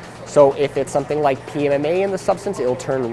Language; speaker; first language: English; native; English